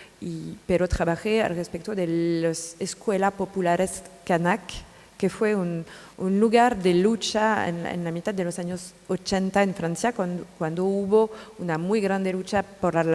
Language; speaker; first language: Spanish; non-native, learner; French